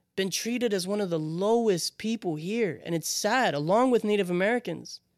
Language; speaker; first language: English; native; English